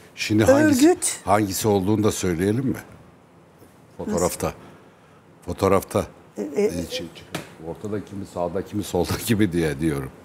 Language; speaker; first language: Turkish; native; Turkish